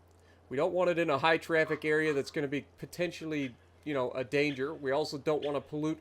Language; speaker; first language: English; native; English